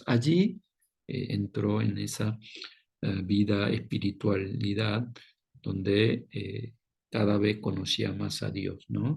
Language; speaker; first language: Spanish; non-native, fluent; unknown